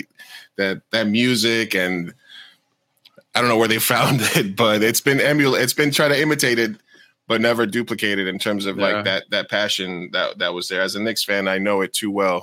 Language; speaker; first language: English; native; English